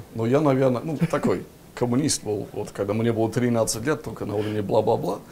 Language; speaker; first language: Russian; non-native, fluent; English